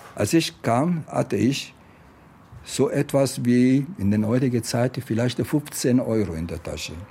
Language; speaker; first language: German; non-native, fluent; Italian